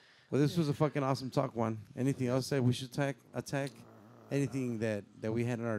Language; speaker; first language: English; early bilingual, other home language; Spanish